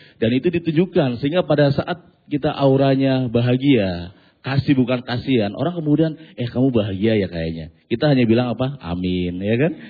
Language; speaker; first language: Indonesian; non-native, local second language; Javanese